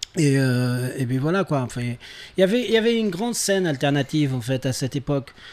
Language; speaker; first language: French; non-native, local second language; Arabic